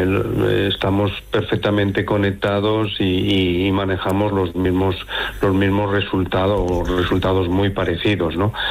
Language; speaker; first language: Spanish; native; Spanish